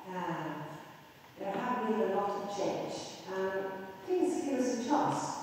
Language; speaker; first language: English; non-native, fluent; Norwegian